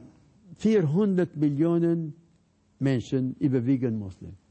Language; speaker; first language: German; non-native, fluent; Arabic